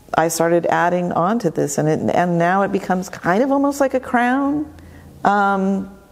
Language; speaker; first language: English; native; English